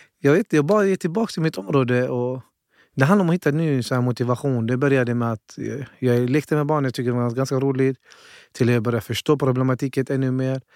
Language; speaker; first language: Swedish; early bilingual, other home language; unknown